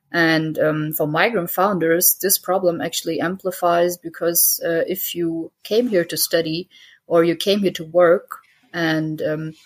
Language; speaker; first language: English; early bilingual, heritage; German